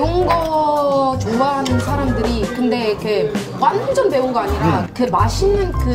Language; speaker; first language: Korean; non-native, fluent; Arabic